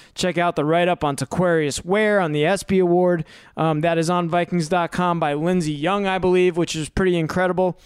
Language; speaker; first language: English; native; English